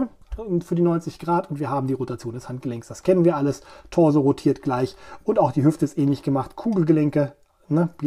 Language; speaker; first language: German; native; German